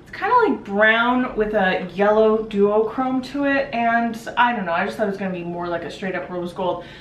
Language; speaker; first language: English; native; English